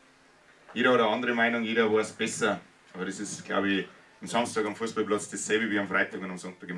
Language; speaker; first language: German; native; German